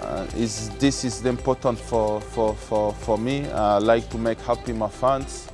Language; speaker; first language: English; non-native, learner; French